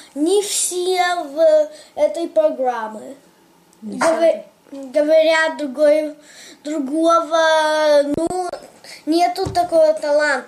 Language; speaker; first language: Russian; early bilingual, heritage; English